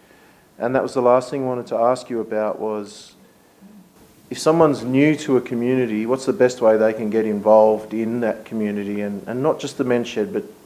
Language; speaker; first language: English; native; English